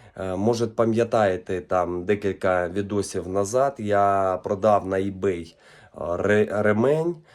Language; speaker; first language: Ukrainian; native; Ukrainian